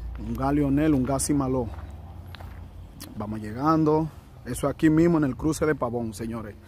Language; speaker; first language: Spanish; native; Spanish